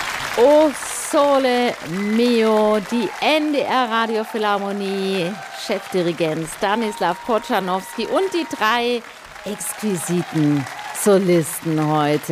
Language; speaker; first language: German; native; German